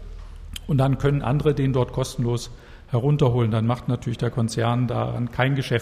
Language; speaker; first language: German; native; German